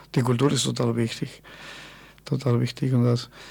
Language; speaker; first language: German; non-native, fluent; Spanish